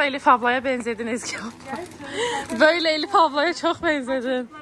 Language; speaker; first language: Turkish; native; Turkish